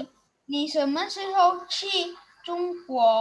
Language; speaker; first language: Chinese; non-native, learner; Indonesian